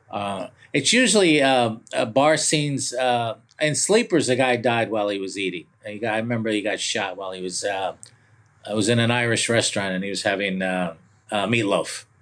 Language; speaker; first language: English; early bilingual, other home language; Italian